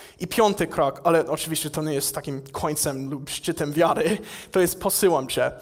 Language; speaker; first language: Polish; non-native, fluent; English